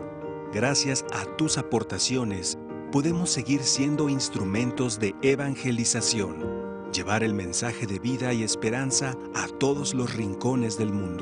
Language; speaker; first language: Spanish; native; Spanish